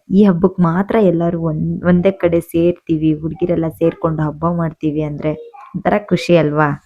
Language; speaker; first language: Kannada; non-native, local second language; Lambadi